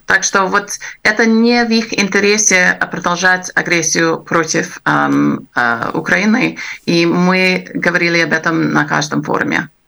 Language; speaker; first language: Russian; non-native, fluent; English